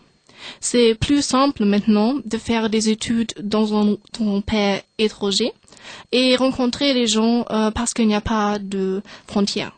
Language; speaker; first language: French; non-native, learner; German